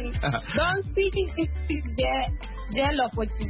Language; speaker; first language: French; non-native, learner; Akan